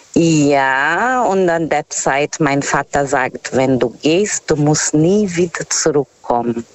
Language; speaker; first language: German; non-native, fluent; Portuguese